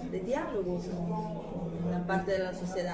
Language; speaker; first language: Spanish; non-native, fluent; Portuguese